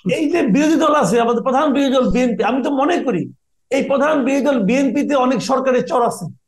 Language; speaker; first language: Bangla; native; Bangla